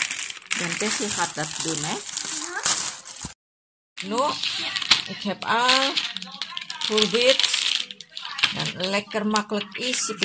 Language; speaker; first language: Dutch; non-native, learner; Indonesian